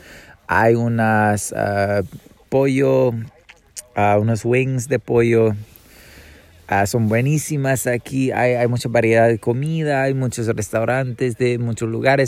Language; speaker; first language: Spanish; non-native, fluent; English